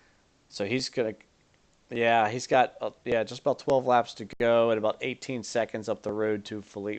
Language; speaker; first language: English; native; English